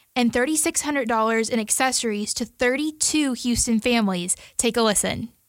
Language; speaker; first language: English; native; English